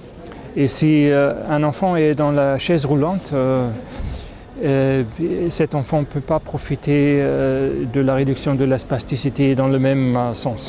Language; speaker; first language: French; non-native, fluent; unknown